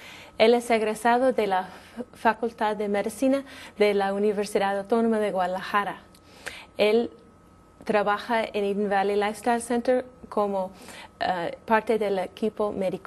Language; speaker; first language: Spanish; non-native, fluent; English